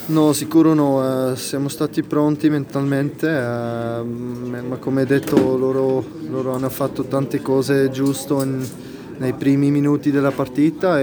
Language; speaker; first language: Italian; non-native, local second language; German